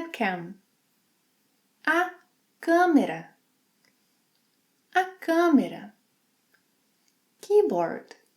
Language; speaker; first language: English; non-native, fluent; Portuguese